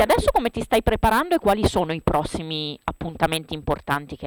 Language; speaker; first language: Italian; native; Italian